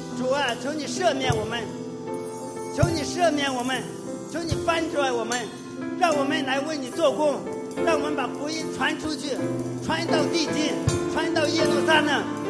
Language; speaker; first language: Chinese; native; Chinese